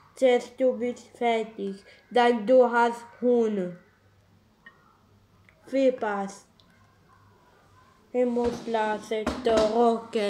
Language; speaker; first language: German; non-native, learner; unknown